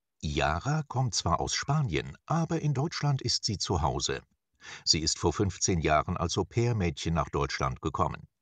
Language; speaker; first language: German; non-native, learner; Bangla